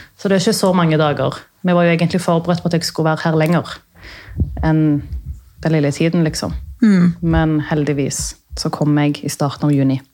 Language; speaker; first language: Norwegian; early bilingual, other home language; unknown